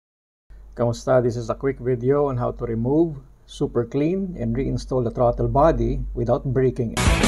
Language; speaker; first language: English; non-native, local second language; Filipino